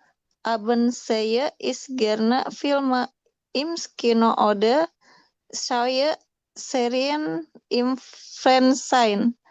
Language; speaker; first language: German; non-native, learner; Indonesian